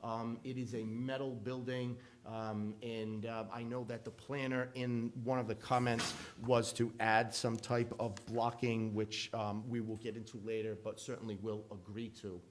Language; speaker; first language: English; native; English